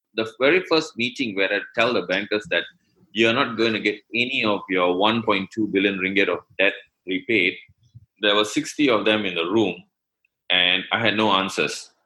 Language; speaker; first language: English; non-native, local second language; Tamil